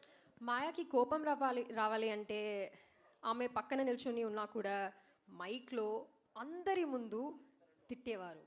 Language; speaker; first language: Telugu; non-native, learner; Malayalam